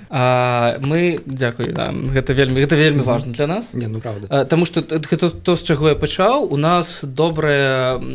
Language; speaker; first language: Belarusian; non-native, local second language; Russian